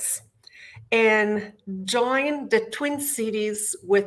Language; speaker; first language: English; non-native, fluent; Portuguese